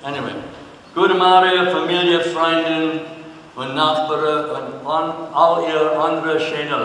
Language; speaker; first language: German; early bilingual, heritage; English